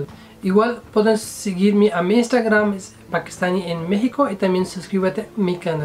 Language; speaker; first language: Spanish; non-native, fluent; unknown